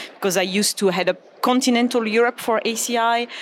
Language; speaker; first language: English; non-native, fluent; French